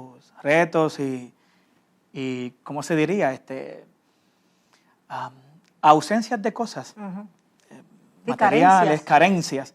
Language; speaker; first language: Spanish; native; Spanish